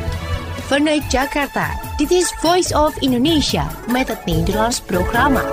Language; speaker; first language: Dutch; non-native, fluent; Indonesian